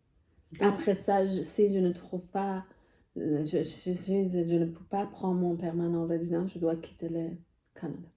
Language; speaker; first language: French; non-native, learner; Persian